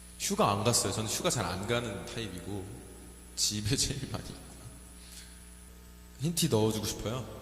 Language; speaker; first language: Korean; native; Korean